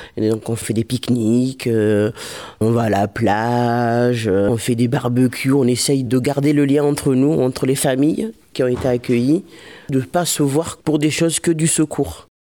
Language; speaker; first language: French; early bilingual, other home language; Lingala